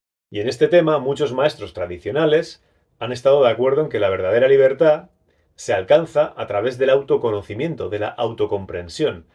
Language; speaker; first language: Spanish; native; Spanish